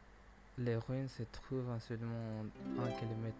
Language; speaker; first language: French; non-native, learner; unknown